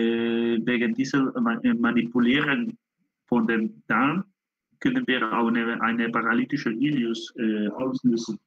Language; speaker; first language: German; non-native, learner; Spanish